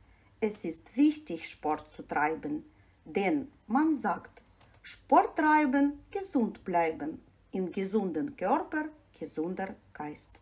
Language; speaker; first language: German; non-native, fluent; Ukrainian